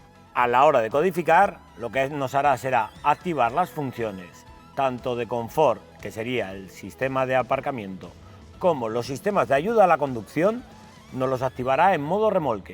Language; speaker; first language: Spanish; native; Spanish